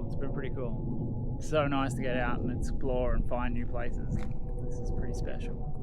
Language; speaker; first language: English; native; English